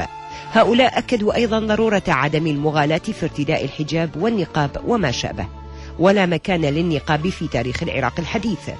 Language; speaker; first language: Arabic; native; Arabic